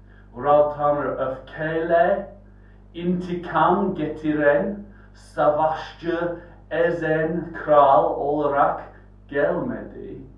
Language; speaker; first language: Turkish; non-native, fluent; English